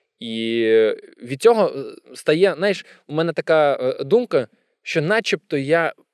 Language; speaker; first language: Ukrainian; non-native, local second language; Russian